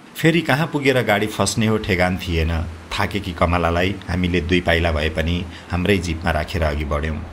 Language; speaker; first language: Nepali; native; Nepali